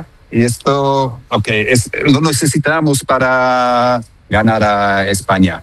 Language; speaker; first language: Spanish; non-native, fluent; Dutch